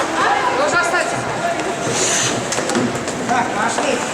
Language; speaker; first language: Russian; native; Russian